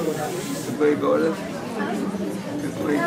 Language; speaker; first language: Russian; non-native, learner; Hindi